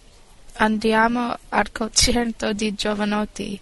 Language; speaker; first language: Italian; non-native, learner; English